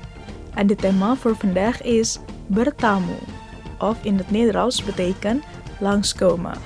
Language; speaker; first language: Dutch; non-native, fluent; Indonesian